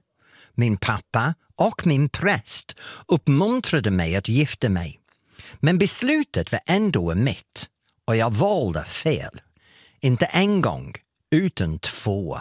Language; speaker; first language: Swedish; non-native, fluent; English